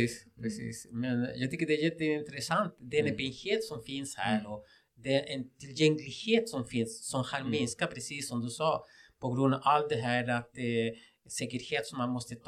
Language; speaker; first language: Swedish; non-native, fluent; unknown